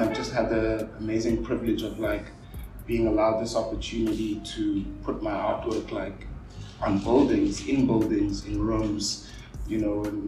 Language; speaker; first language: English; non-native, local second language; Afrikaans